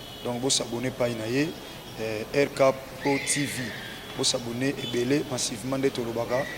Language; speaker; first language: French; non-native, local second language; Lingala